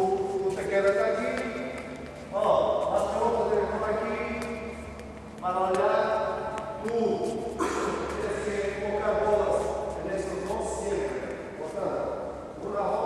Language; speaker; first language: Spanish; non-native, learner; Portuguese